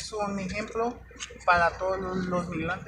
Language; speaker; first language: Spanish; non-native, fluent; Haitian Creole